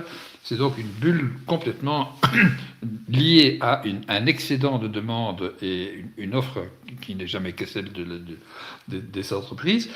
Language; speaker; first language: French; native; French